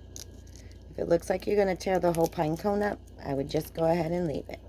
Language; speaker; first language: English; native; English